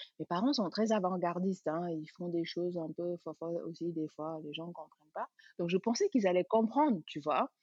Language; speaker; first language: French; non-native, local second language; Serer